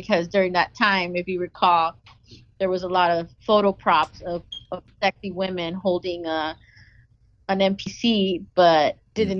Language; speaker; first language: English; native; English